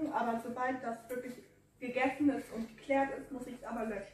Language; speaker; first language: German; native; German